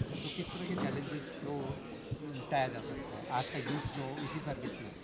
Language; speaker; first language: Hindi; native; Hindi